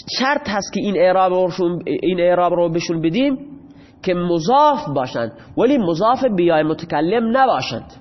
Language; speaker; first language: Persian; non-native, local second language; Baluchi